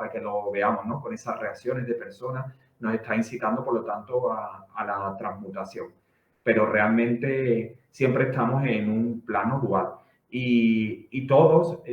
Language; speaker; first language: Spanish; native; Spanish